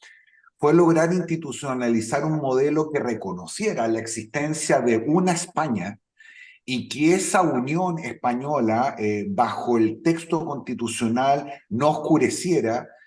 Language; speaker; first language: Spanish; native; Spanish